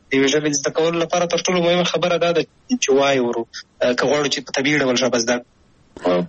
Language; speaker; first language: Pashto; native; Pashto